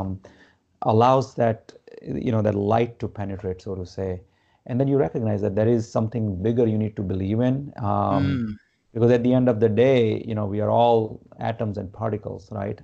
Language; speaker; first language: English; non-native, local second language; Gujarati